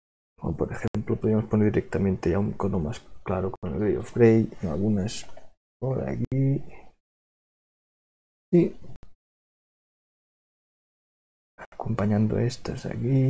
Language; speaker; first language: Spanish; non-native, local second language; Catalan